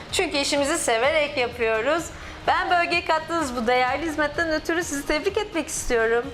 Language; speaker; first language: Turkish; native; Turkish